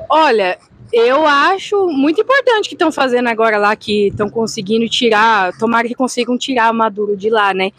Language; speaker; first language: Portuguese; native; Portuguese